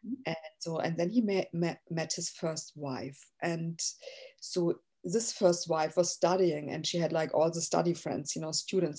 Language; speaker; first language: English; non-native, fluent; German